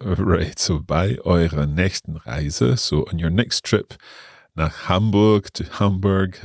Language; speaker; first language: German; non-native, learner; English